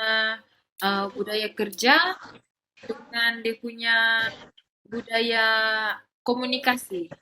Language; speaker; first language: Malay; native; Malay